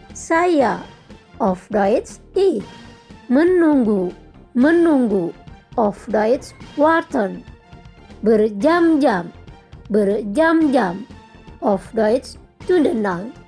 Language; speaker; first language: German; non-native, fluent; Indonesian